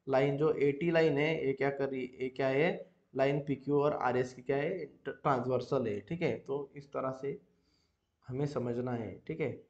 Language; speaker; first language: Hindi; non-native, local second language; Marathi